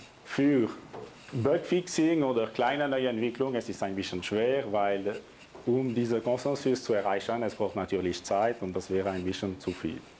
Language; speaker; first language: German; non-native, local second language; French